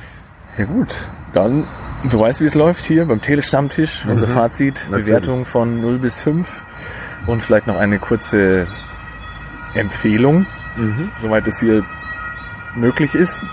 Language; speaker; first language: German; native; German